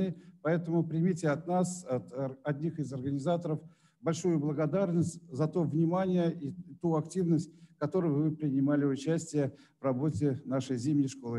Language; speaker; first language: Russian; native; Russian